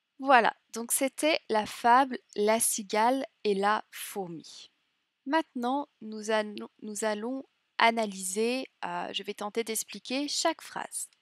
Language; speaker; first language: French; native; French